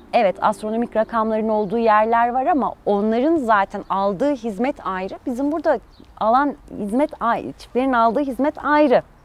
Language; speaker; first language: Turkish; early bilingual, heritage; Turkish